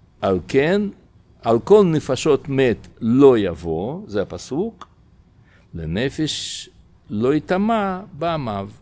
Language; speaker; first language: Hebrew; non-native, fluent; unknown